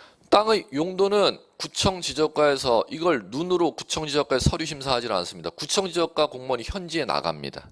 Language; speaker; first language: Korean; native; Korean